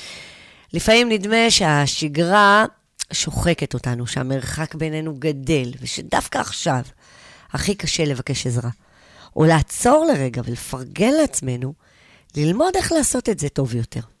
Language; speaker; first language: Hebrew; native; Hebrew